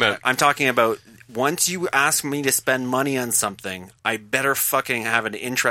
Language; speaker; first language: English; native; English